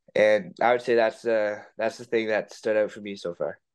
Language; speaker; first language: English; native; English